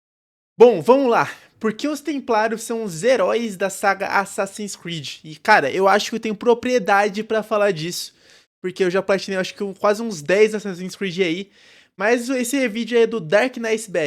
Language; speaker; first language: Portuguese; native; Portuguese